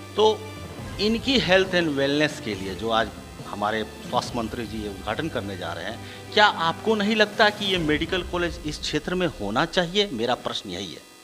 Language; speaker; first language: Hindi; native; Hindi